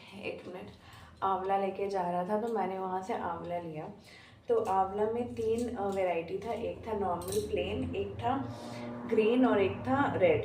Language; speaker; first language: Hindi; non-native, local second language; Bangla